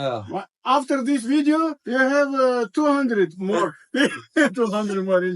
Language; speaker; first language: English; non-native, learner; Ingush